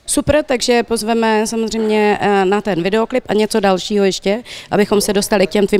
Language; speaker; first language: Czech; native; Czech